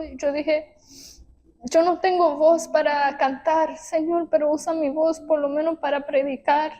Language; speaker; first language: Spanish; early bilingual, heritage; Spanish